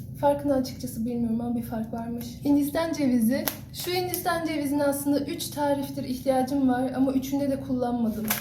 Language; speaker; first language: Turkish; early bilingual, heritage; Turkish